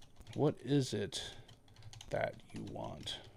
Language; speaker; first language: English; native; English